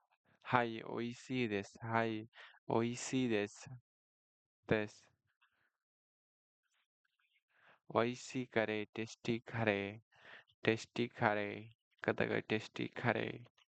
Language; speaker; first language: Japanese; non-native, learner; Nepali